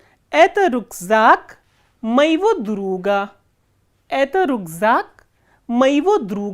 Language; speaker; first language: Russian; non-native, fluent; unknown